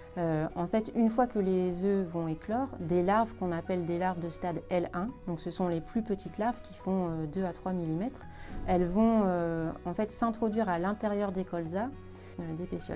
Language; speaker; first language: French; native; French